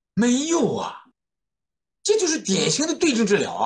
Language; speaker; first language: Chinese; native; Chinese